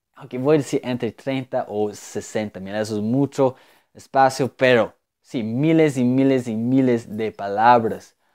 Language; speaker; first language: Spanish; non-native, fluent; English